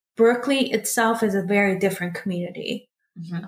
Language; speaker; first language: English; early bilingual, other home language; Persian